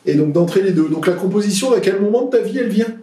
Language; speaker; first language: French; native; French